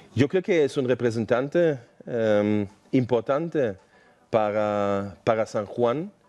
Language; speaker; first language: Spanish; non-native, fluent; German